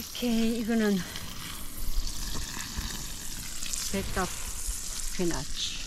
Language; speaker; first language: Korean; early bilingual, heritage; Korean